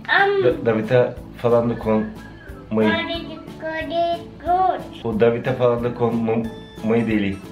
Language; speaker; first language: Portuguese; non-native, learner; Turkish